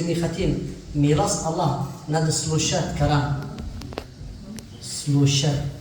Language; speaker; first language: Russian; non-native, learner; Arabic